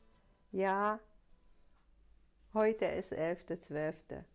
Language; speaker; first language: German; non-native, learner; Russian